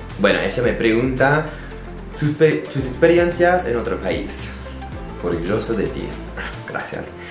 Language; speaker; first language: Spanish; non-native, fluent; English